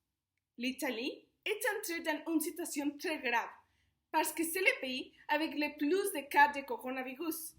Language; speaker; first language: French; non-native, fluent; Spanish